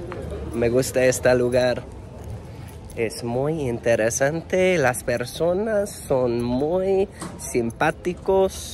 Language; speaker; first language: Spanish; non-native, learner; English